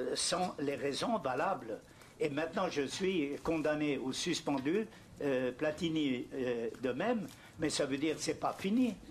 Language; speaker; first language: French; non-native, fluent; German